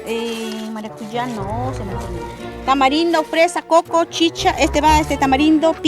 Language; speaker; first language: Spanish; native; Spanish